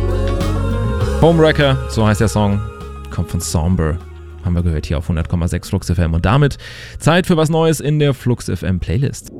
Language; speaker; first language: German; native; German